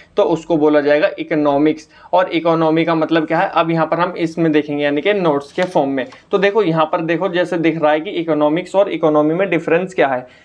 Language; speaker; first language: Hindi; native; Hindi